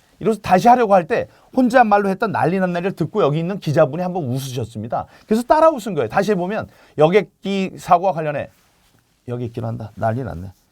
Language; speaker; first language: Korean; native; Korean